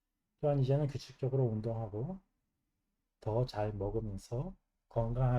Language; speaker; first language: Korean; non-native, fluent; English